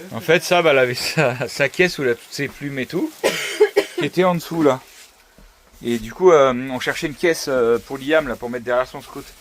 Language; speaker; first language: French; native; French